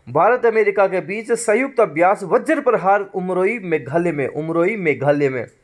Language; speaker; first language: Hindi; native; Hindi